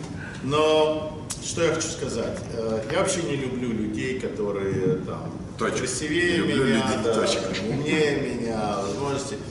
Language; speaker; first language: Russian; early bilingual, other home language; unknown